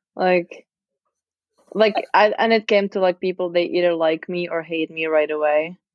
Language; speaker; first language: English; non-native, fluent; Czech